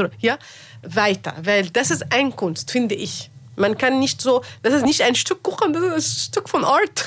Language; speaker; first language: German; non-native, learner; Arabic